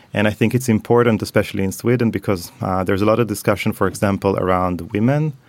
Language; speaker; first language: English; non-native, fluent; Hebrew